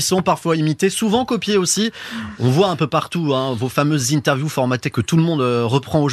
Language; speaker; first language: French; native; French